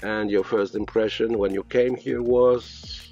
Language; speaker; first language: English; non-native, fluent; Polish